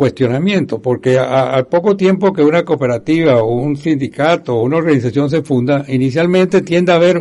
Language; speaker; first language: Spanish; native; Spanish